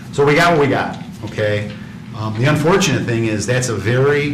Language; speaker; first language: English; native; English